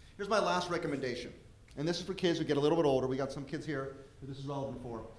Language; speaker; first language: English; native; English